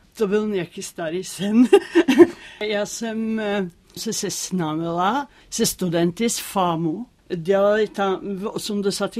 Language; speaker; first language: Czech; non-native, fluent; Norwegian